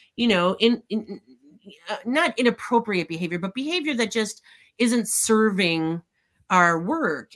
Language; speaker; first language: English; native; English